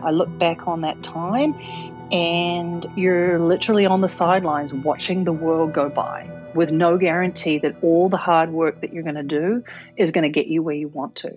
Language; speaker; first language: English; native; English